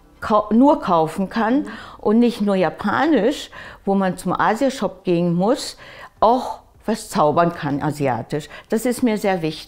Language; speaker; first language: German; early bilingual, other home language; Japanese